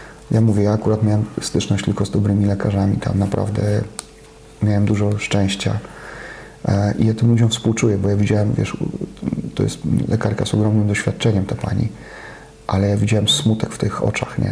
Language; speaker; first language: Polish; native; Polish